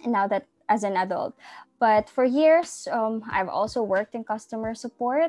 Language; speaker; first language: English; non-native, local second language; Cebuano